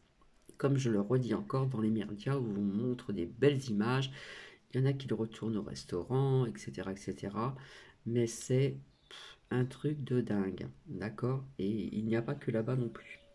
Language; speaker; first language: French; native; French